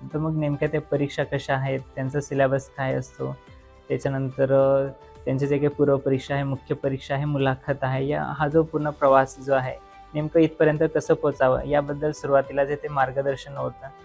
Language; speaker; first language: Marathi; non-native, local second language; Bhili